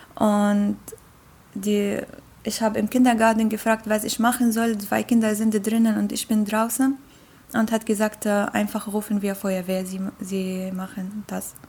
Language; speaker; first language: German; non-native, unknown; Arabic